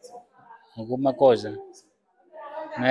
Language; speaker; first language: Portuguese; non-native, learner; Vietnamese